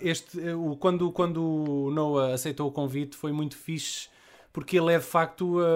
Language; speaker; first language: Portuguese; native; Portuguese